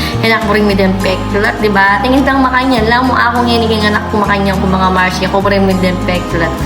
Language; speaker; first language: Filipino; non-native, local second language; Pampanga